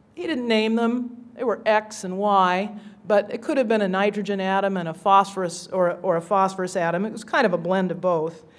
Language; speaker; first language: English; native; English